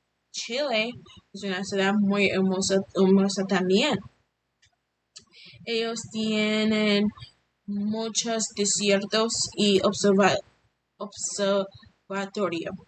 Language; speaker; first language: Spanish; non-native, learner; English